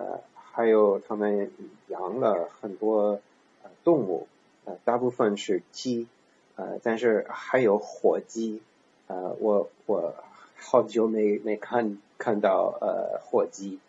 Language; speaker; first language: Chinese; non-native, learner; English